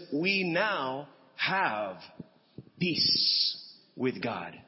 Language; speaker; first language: English; non-native, local second language; Filipino